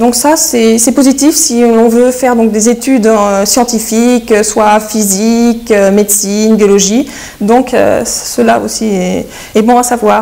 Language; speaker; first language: French; early bilingual, heritage; French